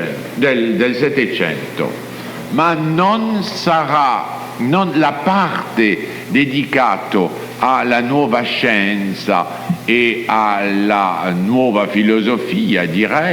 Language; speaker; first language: Italian; non-native, fluent; French